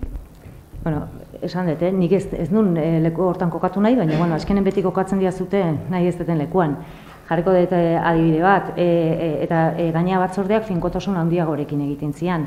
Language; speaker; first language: Basque; native; Basque